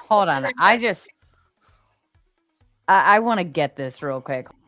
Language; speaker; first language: English; native; English